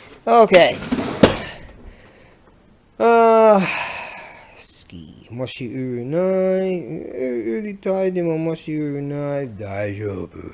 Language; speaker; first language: Japanese; non-native, learner; English